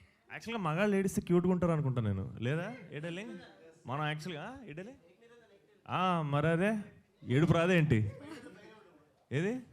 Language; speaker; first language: Telugu; native; Telugu